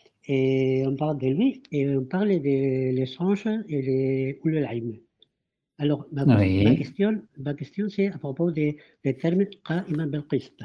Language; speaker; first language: French; non-native, fluent; Spanish